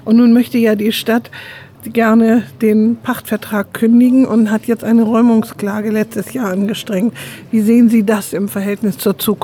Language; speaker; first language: German; native; German